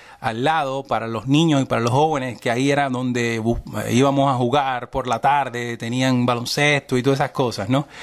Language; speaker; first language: Spanish; early bilingual, heritage; Spanish